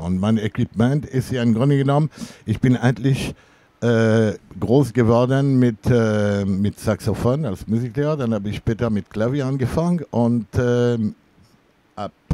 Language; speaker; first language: German; non-native, fluent; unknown